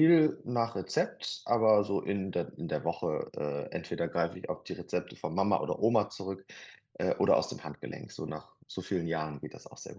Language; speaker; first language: German; native; German